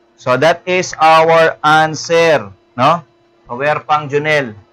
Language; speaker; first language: English; non-native, local second language; Filipino